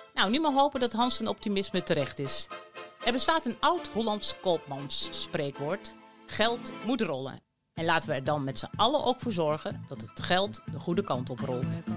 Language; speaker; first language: Dutch; native; Dutch